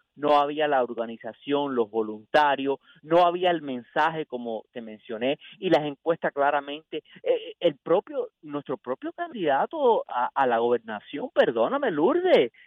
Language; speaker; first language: Spanish; early bilingual, heritage; Spanish